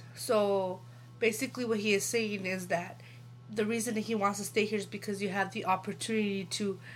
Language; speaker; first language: English; early bilingual, other home language; Spanish